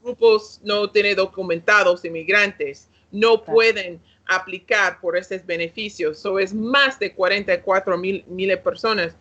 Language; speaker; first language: Spanish; non-native, learner; English